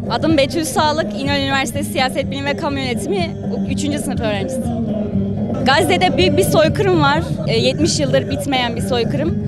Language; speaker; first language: Turkish; native; Turkish